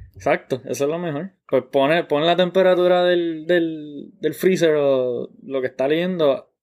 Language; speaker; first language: Spanish; native; Spanish